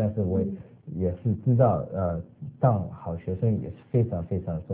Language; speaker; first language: Chinese; early bilingual, other home language; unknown